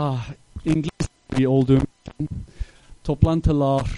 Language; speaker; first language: Turkish; non-native, fluent; English